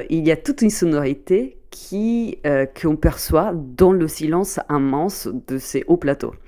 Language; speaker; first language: French; non-native, fluent; Italian